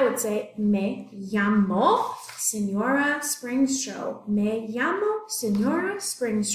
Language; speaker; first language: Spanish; non-native, fluent; English